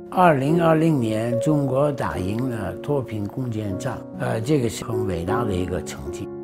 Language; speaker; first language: Chinese; non-native, fluent; Turkish